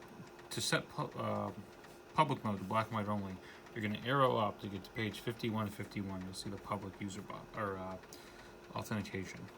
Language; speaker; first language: English; native; English